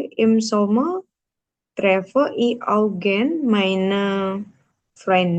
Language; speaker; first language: German; non-native, learner; Indonesian